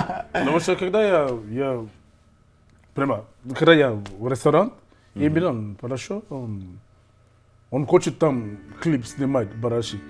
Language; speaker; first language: Russian; non-native, learner; English